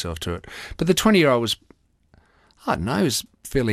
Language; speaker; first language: English; native; English